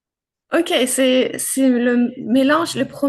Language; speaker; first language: French; non-native, fluent; Ukrainian